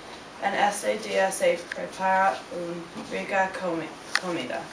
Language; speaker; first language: Spanish; non-native, learner; English